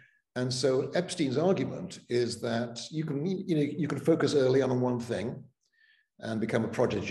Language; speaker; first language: English; non-native, local second language; Welsh